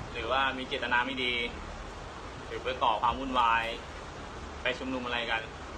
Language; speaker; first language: Thai; non-native, fluent; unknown